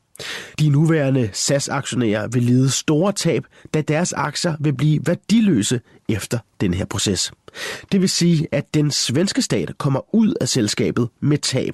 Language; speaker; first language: Danish; native; Danish